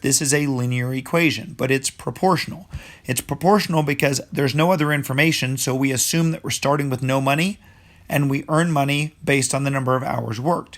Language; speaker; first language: English; native; English